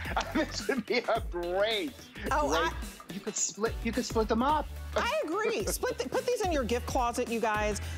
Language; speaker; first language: English; native; English